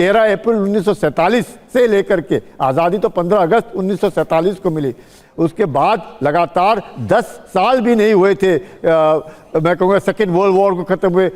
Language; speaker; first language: Hindi; native; Hindi